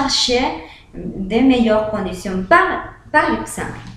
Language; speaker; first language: French; non-native, learner; Spanish